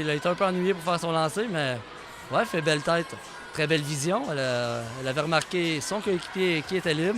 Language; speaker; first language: French; native; French